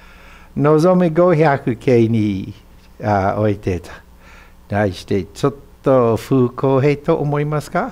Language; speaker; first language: Japanese; non-native, fluent; English